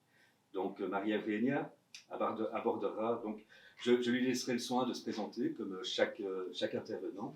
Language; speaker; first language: French; native; French